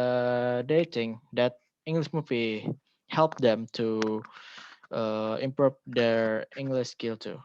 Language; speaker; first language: English; non-native, learner; Indonesian